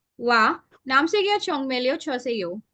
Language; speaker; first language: Korean; non-native, learner; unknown